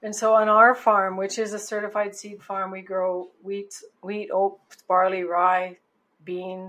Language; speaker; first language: English; native; English